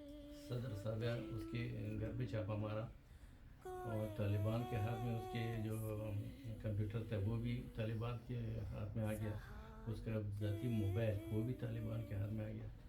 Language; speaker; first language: Hindi; non-native, fluent; Pashto